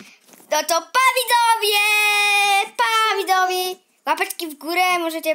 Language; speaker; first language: Polish; native; Polish